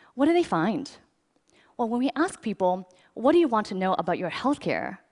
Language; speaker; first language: English; early bilingual, other home language; Chinese